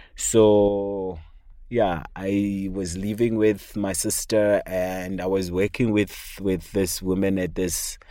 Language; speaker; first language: English; non-native, local second language; Shona